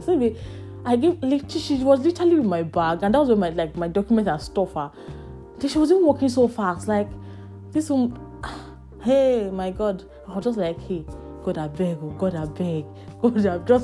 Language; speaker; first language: English; non-native, local second language; Yoruba